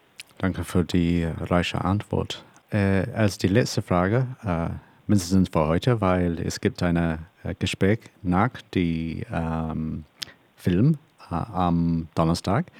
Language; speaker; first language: German; non-native, learner; English